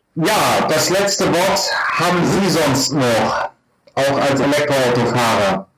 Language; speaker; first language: German; native; German